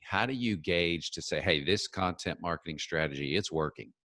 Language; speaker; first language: English; native; English